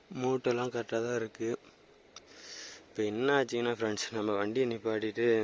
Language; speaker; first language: Tamil; native; Tamil